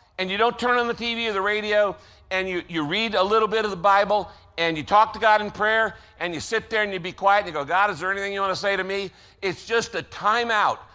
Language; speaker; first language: English; native; English